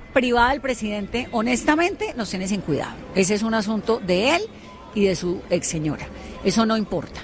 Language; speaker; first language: Spanish; native; Spanish